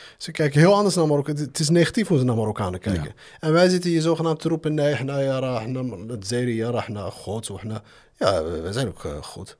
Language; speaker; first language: Dutch; early bilingual, other home language; Arabic